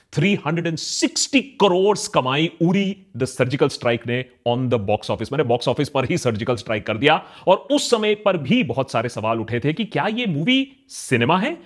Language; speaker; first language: Hindi; native; Hindi